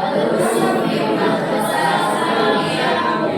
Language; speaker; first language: Arabic; non-native, learner; Indonesian